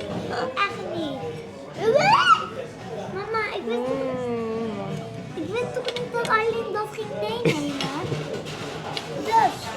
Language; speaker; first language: Dutch; early bilingual, other home language; Persian